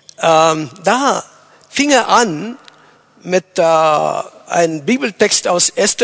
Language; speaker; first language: German; non-native, fluent; Tamil